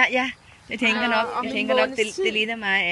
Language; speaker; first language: Danish; non-native, learner; Thai